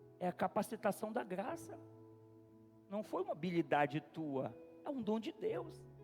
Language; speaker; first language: Portuguese; native; Portuguese